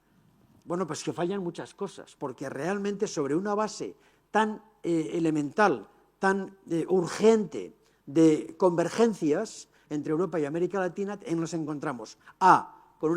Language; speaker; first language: Spanish; native; Spanish